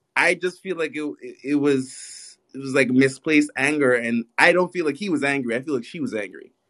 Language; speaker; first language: English; native; English